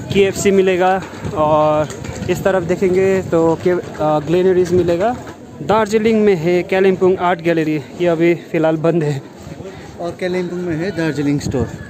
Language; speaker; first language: Hindi; non-native, local second language; Nepali